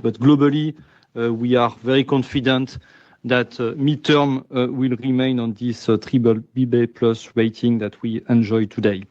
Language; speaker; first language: English; non-native, fluent; French